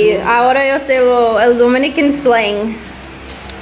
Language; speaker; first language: Spanish; non-native, learner; English